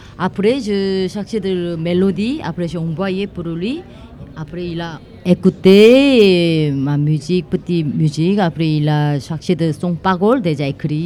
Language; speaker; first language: French; non-native, learner; Korean